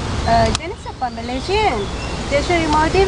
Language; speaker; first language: French; non-native, learner; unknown